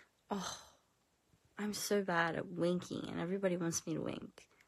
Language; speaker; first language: English; early bilingual, other home language; Korean